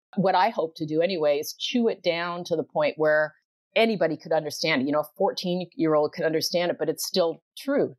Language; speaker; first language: English; native; English